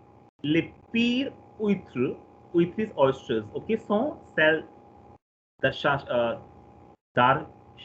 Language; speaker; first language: French; non-native, fluent; Hindi